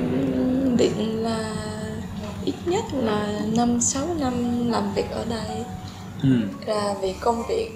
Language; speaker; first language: Vietnamese; non-native, fluent; Japanese